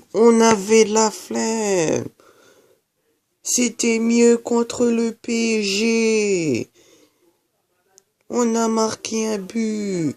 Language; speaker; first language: French; native; French